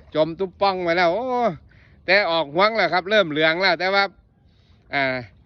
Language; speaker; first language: Thai; native; Thai